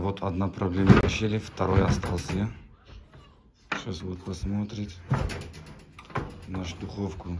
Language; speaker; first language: Russian; non-native, learner; Turkish